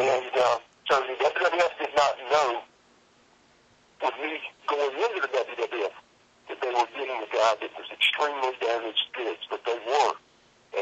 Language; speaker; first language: English; native; English